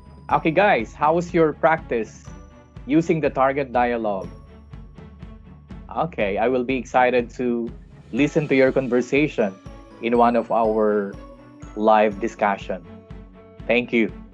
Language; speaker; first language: English; non-native, local second language; Filipino